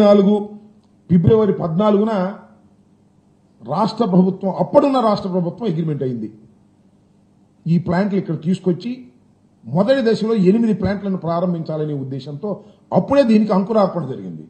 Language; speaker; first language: Telugu; native; Telugu